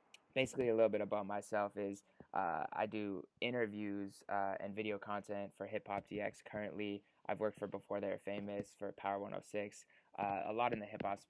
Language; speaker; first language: English; native; English